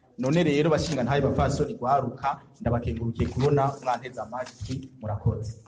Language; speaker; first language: Rundi; native; Rundi